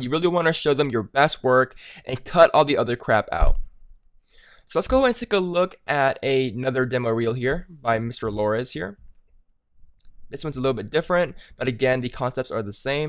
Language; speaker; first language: English; native; English